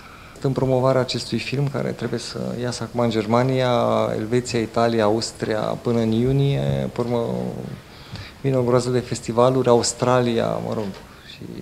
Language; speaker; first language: Romanian; early bilingual, heritage; Romanian